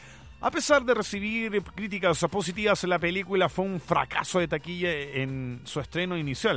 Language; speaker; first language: Spanish; native; Spanish